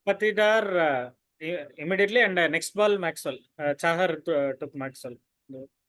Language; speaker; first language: English; non-native, local second language; Tamil